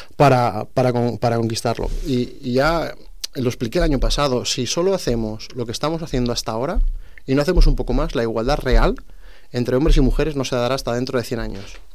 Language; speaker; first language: Spanish; non-native, local second language; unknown